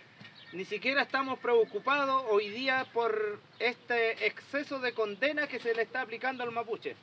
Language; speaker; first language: Spanish; native; Spanish